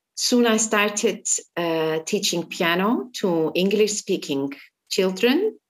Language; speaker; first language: English; non-native, fluent; Armenian